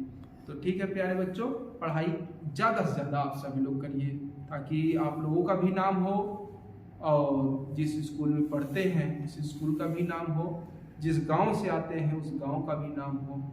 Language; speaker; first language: Hindi; native; Hindi